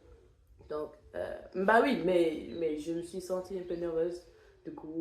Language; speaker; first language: French; non-native, fluent; English